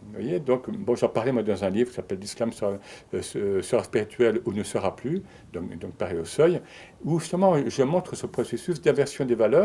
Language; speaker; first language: French; native; French